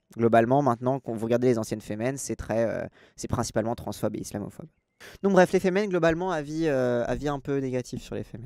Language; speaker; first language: French; native; French